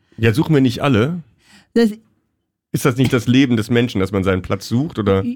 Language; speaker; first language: German; native; German